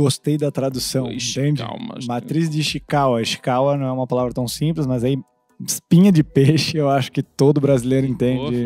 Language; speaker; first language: Portuguese; native; Portuguese